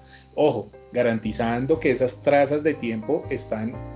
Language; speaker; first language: Spanish; native; Spanish